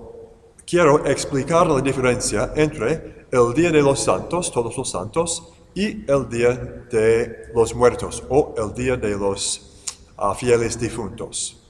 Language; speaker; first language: Spanish; non-native, fluent; English